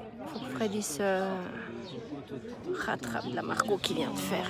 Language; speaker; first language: French; native; French